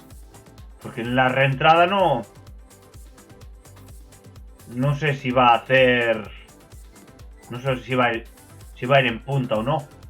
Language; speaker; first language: Spanish; native; Spanish